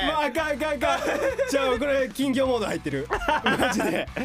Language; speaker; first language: Japanese; early bilingual, other home language; Filipino